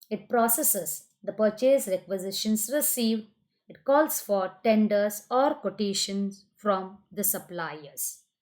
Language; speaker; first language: English; non-native, local second language; Kannada